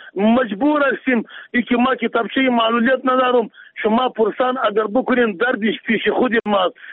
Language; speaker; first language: Persian; non-native, local second language; Pashto